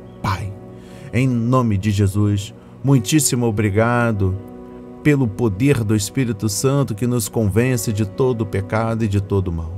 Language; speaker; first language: Portuguese; native; Portuguese